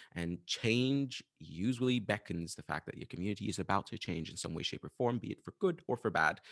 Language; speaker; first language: English; non-native, fluent; Arabic